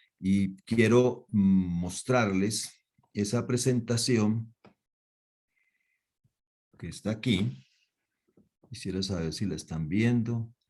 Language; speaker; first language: Spanish; native; Spanish